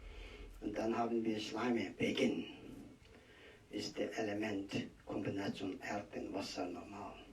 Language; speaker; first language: German; non-native, learner; Tibetan